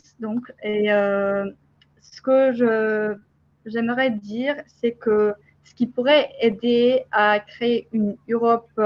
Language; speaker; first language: French; non-native, fluent; Albanian